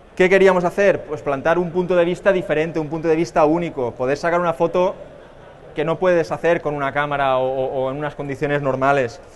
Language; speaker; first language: Spanish; native; Spanish